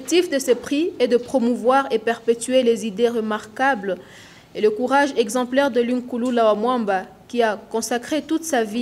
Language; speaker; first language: French; non-native, local second language; Swahili